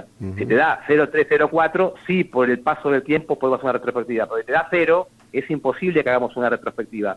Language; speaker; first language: Spanish; native; Spanish